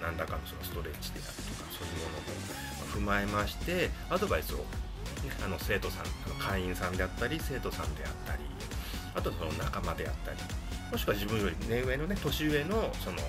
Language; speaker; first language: Japanese; native; Japanese